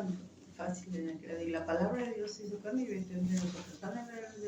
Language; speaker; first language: Spanish; native; Spanish